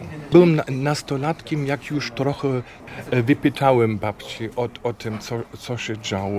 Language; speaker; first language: Polish; non-native, fluent; German